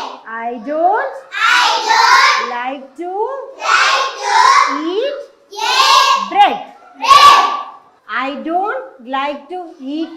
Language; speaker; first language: English; non-native, fluent; Tamil